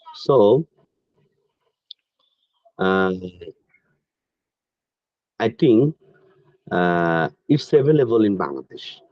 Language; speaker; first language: English; non-native, learner; Bangla